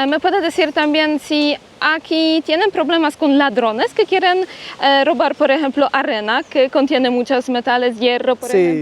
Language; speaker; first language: Spanish; non-native, fluent; Polish